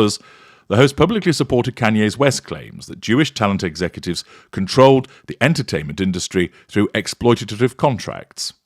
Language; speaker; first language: English; native; English